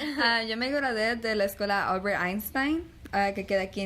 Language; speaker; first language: Spanish; early bilingual, heritage; Spanish